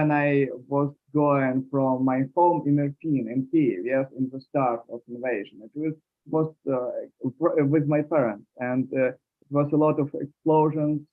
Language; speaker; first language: English; non-native, learner; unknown